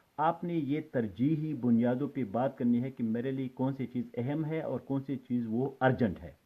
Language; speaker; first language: Urdu; non-native, local second language; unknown